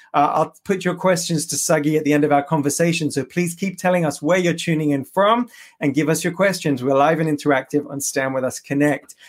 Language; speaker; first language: English; native; English